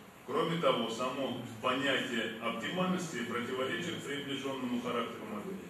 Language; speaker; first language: Russian; native; Russian